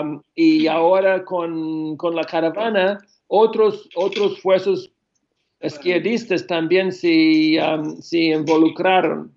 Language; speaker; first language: Spanish; non-native, fluent; English